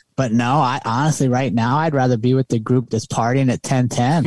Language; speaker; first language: English; native; English